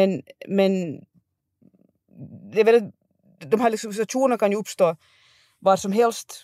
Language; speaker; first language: Swedish; native; Swedish